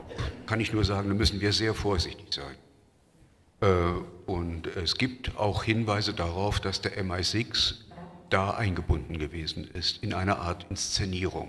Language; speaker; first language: German; native; German